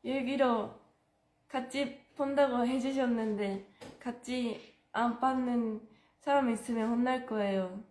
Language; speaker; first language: Korean; non-native, fluent; Japanese